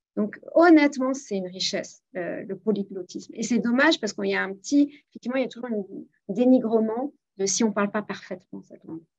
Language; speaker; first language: French; native; French